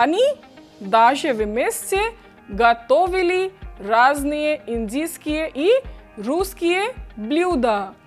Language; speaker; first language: Russian; non-native, fluent; English